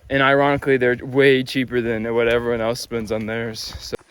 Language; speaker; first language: English; native; English